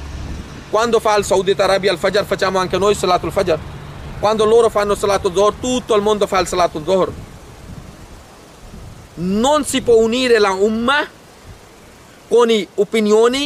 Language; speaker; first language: Italian; non-native, fluent; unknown